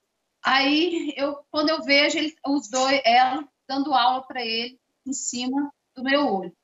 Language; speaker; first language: Portuguese; native; Portuguese